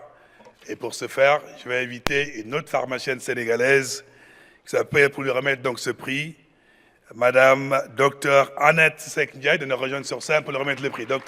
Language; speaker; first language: French; non-native, local second language; Wolof